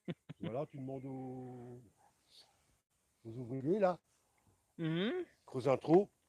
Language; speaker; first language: French; native; French